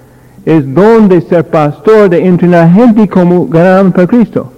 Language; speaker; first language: Spanish; non-native, learner; English